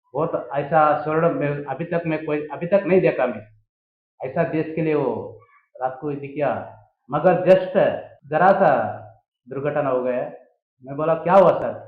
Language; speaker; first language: Hindi; non-native, local second language; Telugu